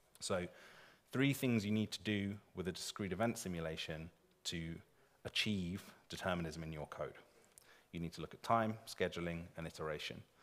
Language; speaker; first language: English; native; English